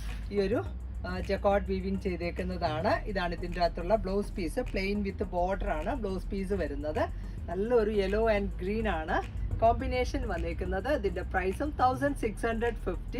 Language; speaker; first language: Malayalam; native; Malayalam